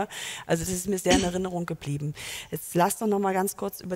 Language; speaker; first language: German; native; German